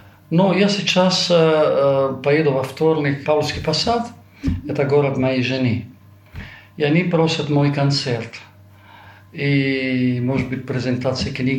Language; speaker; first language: Russian; non-native, fluent; Italian